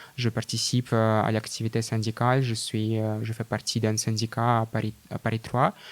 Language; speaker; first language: French; non-native, fluent; Russian